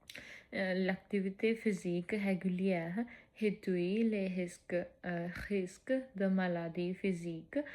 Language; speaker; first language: French; non-native, fluent; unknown